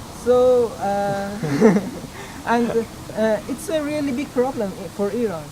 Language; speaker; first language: English; non-native, learner; Persian